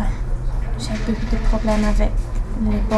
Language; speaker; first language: French; non-native, learner; English